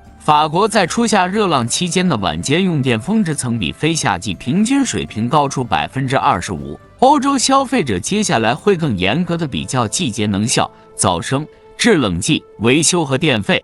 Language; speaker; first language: Chinese; native; Chinese